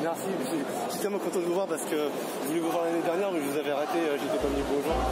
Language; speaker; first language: French; native; French